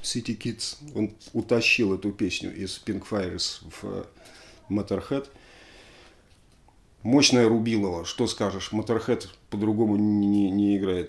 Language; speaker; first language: Russian; native; Russian